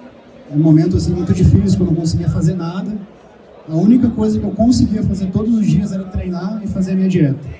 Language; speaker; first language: Portuguese; native; Portuguese